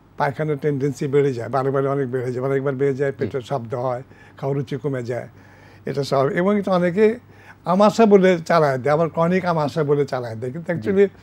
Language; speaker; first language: Bangla; native; Bangla